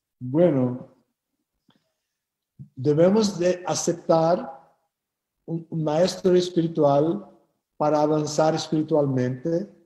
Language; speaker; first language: Spanish; non-native, fluent; Portuguese